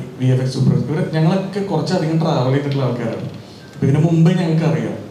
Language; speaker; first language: Malayalam; native; Malayalam